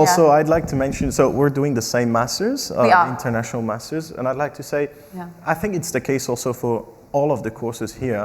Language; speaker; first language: English; non-native, fluent; French